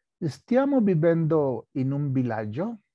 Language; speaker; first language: Italian; non-native, learner; Spanish